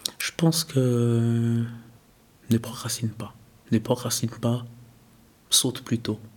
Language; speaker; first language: French; early bilingual, other home language; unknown